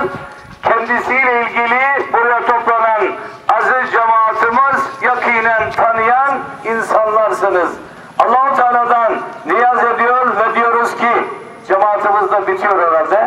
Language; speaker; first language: Turkish; native; Turkish